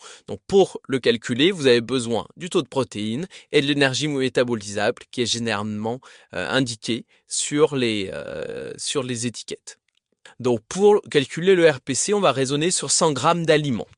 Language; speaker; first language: French; native; French